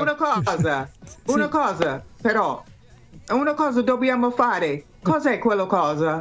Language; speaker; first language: Italian; non-native, learner; English